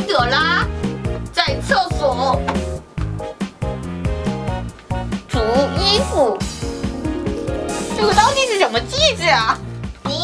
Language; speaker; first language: Chinese; non-native, fluent; Korean